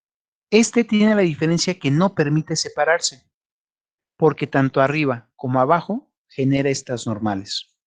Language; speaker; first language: Spanish; native; Spanish